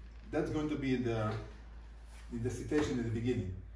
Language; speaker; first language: English; non-native, fluent; Hebrew